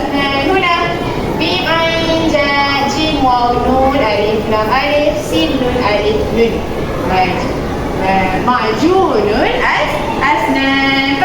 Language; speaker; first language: Arabic; non-native, learner; Malay